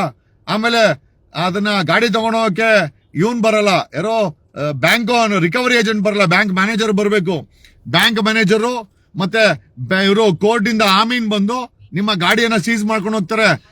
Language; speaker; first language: Kannada; native; Kannada